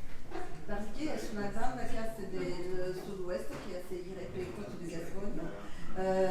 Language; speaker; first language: Spanish; non-native, learner; French